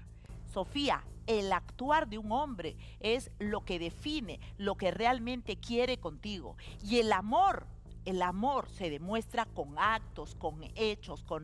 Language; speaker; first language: Spanish; native; Spanish